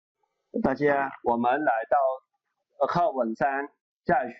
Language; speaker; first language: Chinese; non-native, fluent; Khmer